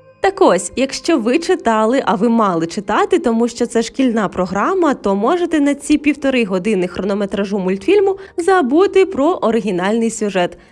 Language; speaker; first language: Ukrainian; non-native, local second language; Russian